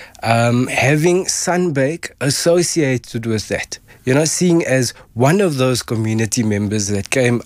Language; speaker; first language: English; native; English